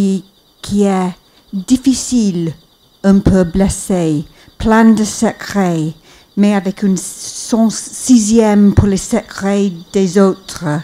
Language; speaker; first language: French; non-native, fluent; English